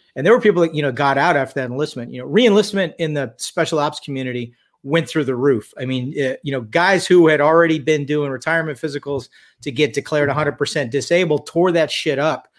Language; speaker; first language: English; native; English